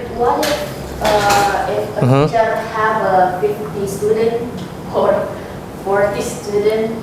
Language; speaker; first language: English; non-native, learner; Indonesian